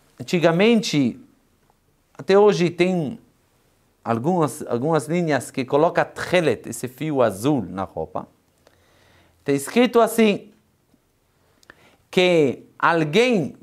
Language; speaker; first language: Portuguese; non-native, fluent; Hebrew